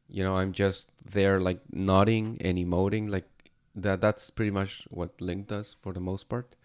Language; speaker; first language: English; non-native, fluent; Spanish